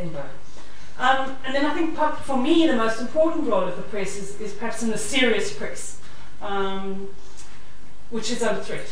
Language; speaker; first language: English; native; English